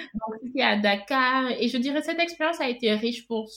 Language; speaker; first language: French; non-native, local second language; Wolof